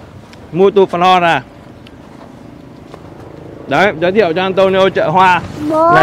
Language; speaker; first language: Vietnamese; native; Vietnamese